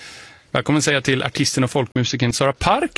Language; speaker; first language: Swedish; native; Swedish